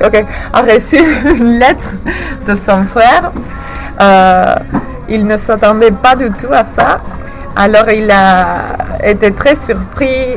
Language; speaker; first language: French; non-native, learner; English